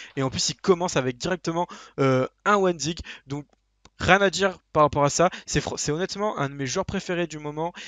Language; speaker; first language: French; native; French